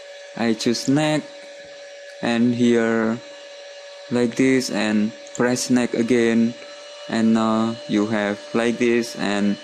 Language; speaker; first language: English; non-native, learner; Indonesian